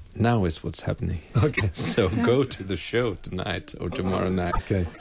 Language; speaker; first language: English; non-native, fluent; Swedish